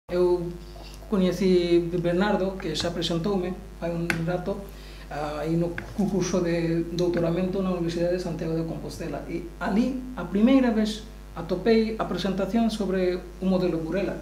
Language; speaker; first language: Galician; non-native, learner; Bangla